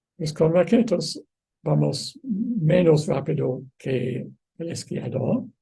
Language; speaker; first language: Spanish; non-native, fluent; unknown